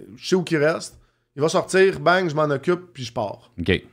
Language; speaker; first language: French; native; French